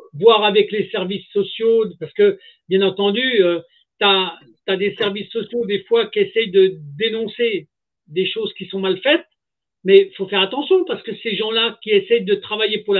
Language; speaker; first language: French; native; French